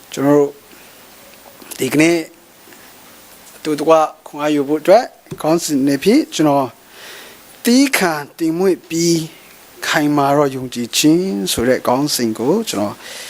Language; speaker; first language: Burmese; non-native, local second language; Kachin